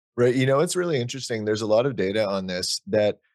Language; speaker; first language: English; native; English